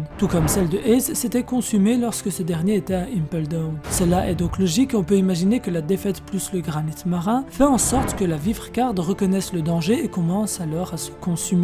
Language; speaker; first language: French; native; French